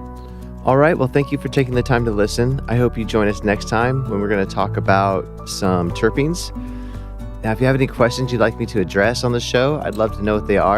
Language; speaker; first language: English; native; English